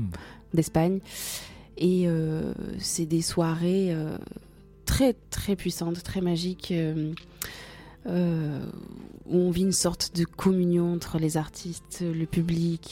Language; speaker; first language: French; native; French